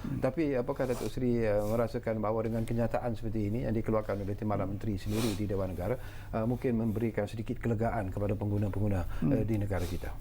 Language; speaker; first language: Malay; native; Malay